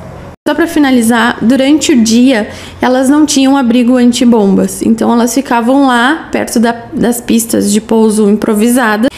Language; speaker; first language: Portuguese; native; Portuguese